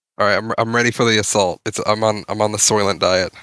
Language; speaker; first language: English; native; English